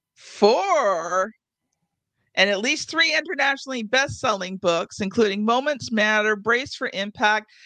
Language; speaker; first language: English; native; English